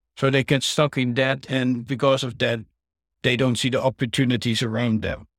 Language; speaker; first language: English; non-native, fluent; Dutch